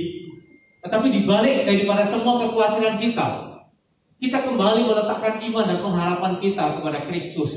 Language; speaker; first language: Indonesian; native; Indonesian